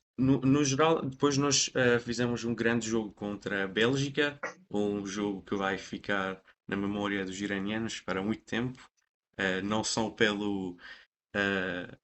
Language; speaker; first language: Portuguese; non-native, fluent; Persian